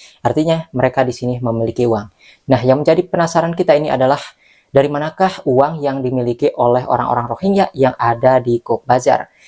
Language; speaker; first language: Indonesian; native; Indonesian